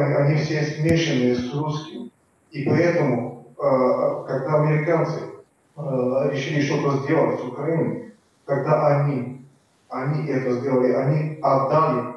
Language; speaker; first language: Russian; non-native, learner; Bulgarian